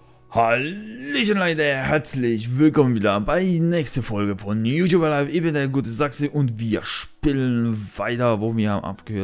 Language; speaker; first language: German; non-native, learner; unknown